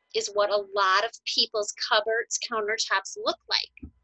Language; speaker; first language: English; native; English